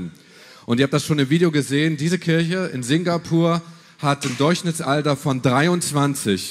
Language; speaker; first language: German; native; German